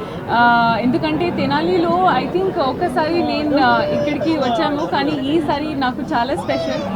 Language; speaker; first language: Telugu; non-native, fluent; Hindi